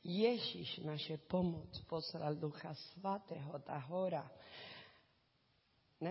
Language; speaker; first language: Czech; non-native, learner; Spanish